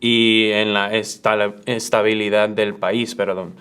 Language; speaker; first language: Spanish; early bilingual, other home language; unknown